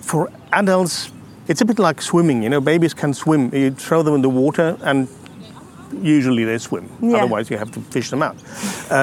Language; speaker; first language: English; non-native, fluent; German